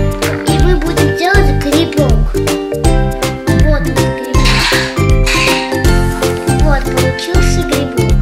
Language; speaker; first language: Russian; early bilingual, heritage; Russian